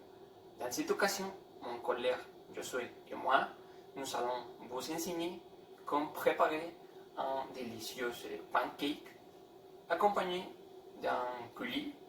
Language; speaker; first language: French; non-native, learner; Spanish